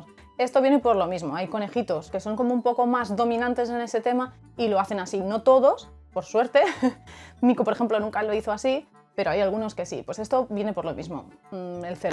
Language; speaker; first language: Spanish; native; Spanish